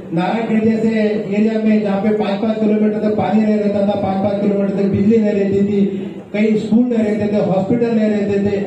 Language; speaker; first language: Hindi; non-native, local second language; Telugu